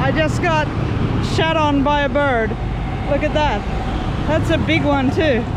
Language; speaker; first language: English; native; English